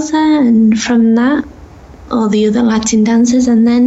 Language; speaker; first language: English; native; English